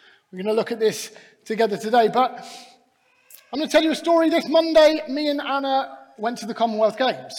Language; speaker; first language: English; native; English